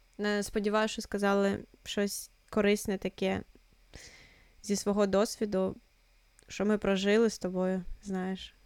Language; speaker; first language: Ukrainian; non-native, local second language; Russian